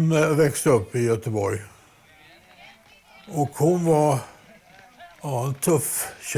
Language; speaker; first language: Swedish; native; Swedish